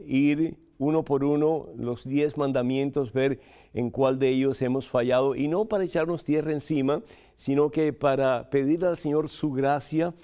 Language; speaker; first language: Spanish; native; Spanish